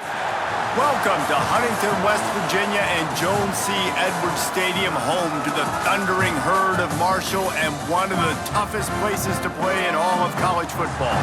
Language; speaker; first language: English; native; English